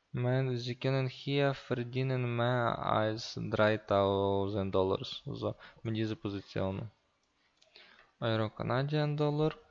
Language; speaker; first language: German; non-native, learner; Russian